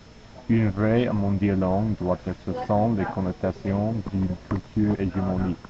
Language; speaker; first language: French; non-native, learner; English